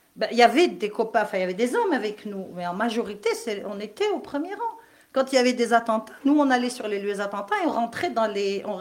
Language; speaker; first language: French; non-native, local second language; Kabyle